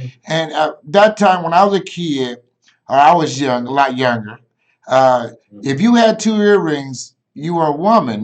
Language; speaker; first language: English; native; English